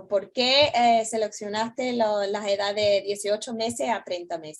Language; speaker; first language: Spanish; early bilingual, heritage; Spanish